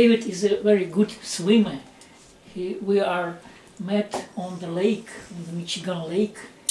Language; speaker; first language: English; non-native, learner; Russian